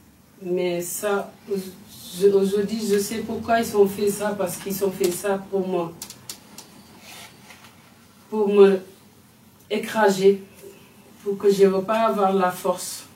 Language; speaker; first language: French; non-native, fluent; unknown